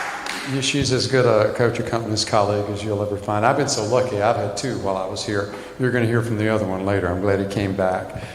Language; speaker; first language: English; native; English